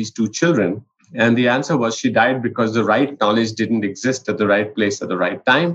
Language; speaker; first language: English; non-native, local second language; Punjabi